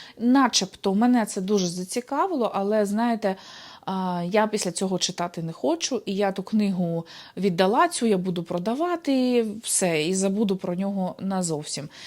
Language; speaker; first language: Ukrainian; native; Ukrainian